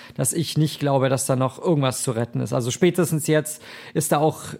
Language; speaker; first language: German; native; German